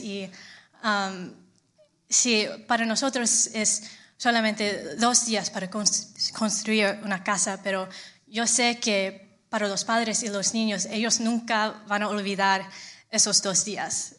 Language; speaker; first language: Spanish; non-native, fluent; English